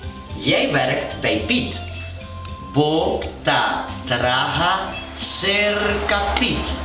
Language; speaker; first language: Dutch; non-native, local second language; Papiamento